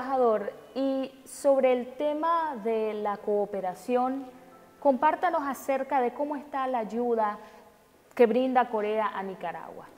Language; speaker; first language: Spanish; native; Spanish